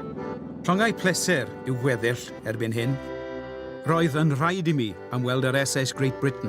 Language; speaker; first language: Welsh; native; Welsh